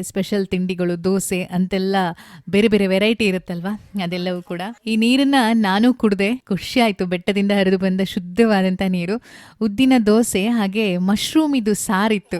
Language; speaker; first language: Kannada; native; Kannada